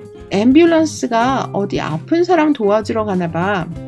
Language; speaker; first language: Korean; native; Korean